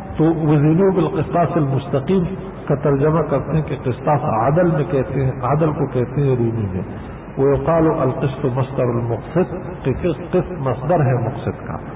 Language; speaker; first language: Urdu; non-native, local second language; Pashto